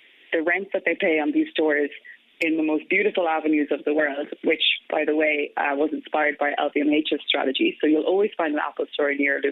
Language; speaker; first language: English; native; English